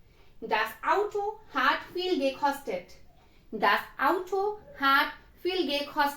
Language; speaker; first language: German; non-native, fluent; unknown